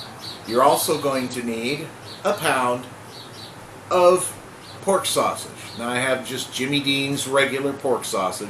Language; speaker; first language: English; native; English